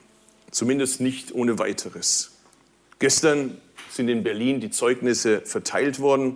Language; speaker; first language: German; early bilingual, other home language; Turkish